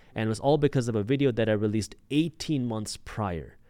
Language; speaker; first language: English; early bilingual, other home language; Punjabi